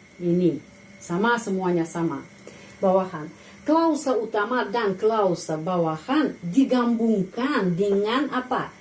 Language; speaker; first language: Indonesian; non-native, fluent; Russian